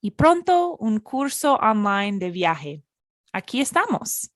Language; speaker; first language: Spanish; non-native, fluent; English